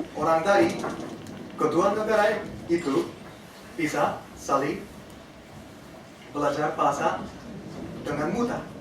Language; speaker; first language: Indonesian; non-native, learner; Korean